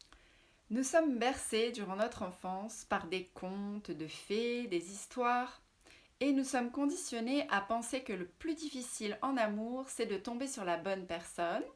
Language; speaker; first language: French; native; French